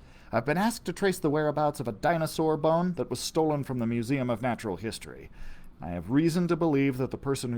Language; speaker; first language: English; native; English